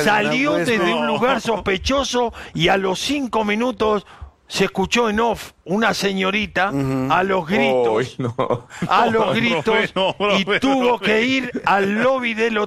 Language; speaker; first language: Spanish; native; Spanish